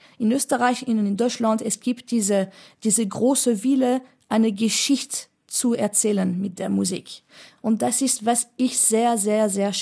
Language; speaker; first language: German; non-native, fluent; French